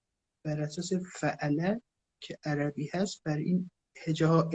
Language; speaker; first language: Persian; native; Persian